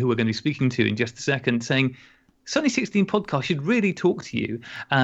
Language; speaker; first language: English; native; English